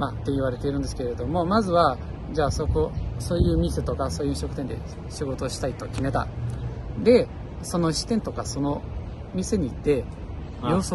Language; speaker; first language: Japanese; non-native, fluent; Portuguese